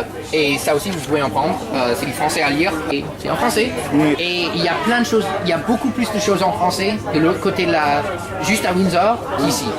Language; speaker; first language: French; non-native, fluent; English